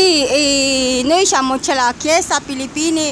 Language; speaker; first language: Italian; non-native, learner; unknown